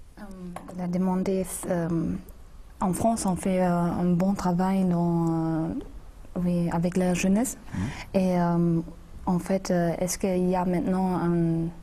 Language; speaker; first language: French; non-native, fluent; German